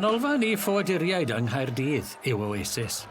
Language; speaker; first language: Welsh; native; Welsh